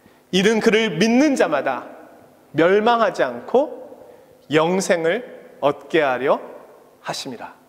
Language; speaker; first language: Korean; native; Korean